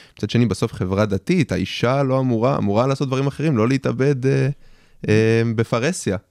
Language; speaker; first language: Hebrew; native; Hebrew